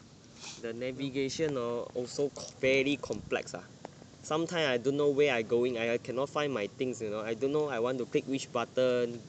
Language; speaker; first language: English; non-native, learner; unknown